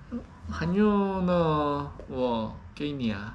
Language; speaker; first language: Chinese; non-native, learner; Korean